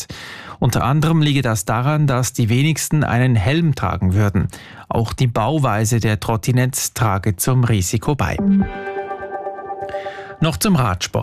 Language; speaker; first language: German; native; German